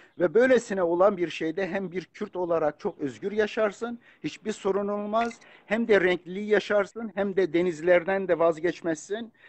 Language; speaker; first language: Turkish; non-native, local second language; Kurdish